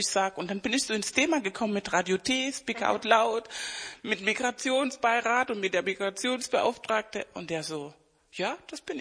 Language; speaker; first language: German; non-native, fluent; Spanish